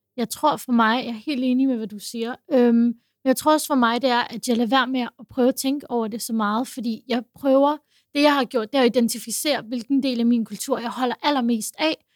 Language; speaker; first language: Danish; early bilingual, other home language; Urdu